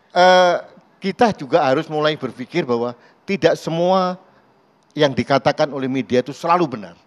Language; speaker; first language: Indonesian; native; Indonesian